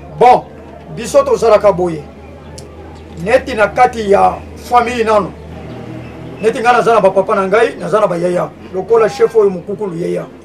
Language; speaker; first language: Lingala; native; Lingala